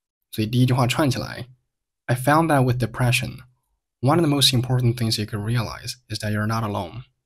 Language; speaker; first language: English; non-native, fluent; Chinese